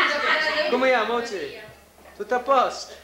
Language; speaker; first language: Italian; early bilingual, heritage; Italian